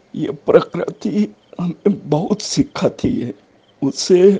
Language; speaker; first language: Hindi; native; Hindi